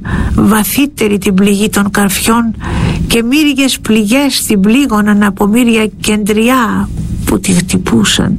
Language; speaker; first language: Greek; native; Greek